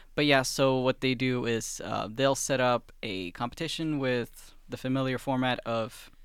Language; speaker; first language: English; early bilingual, other home language; Swedish